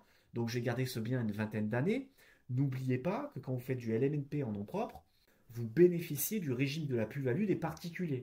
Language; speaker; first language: French; native; French